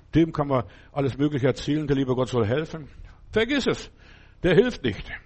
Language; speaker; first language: German; non-native, fluent; Lithuanian